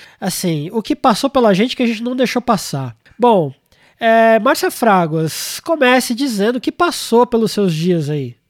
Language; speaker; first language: Portuguese; native; Portuguese